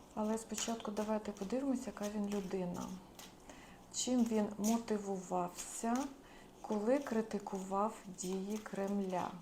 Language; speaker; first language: Ukrainian; non-native, local second language; Russian